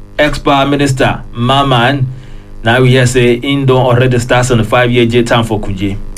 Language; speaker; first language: Nigerian Pidgin; non-native, local second language; Yoruba